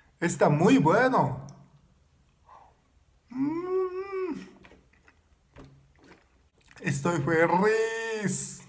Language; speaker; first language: Spanish; non-native, learner; Japanese